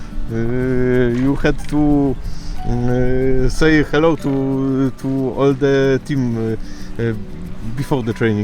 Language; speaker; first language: English; non-native, learner; Polish